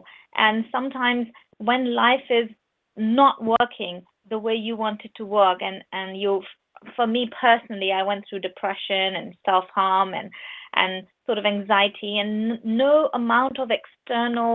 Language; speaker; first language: English; non-native, local second language; Urdu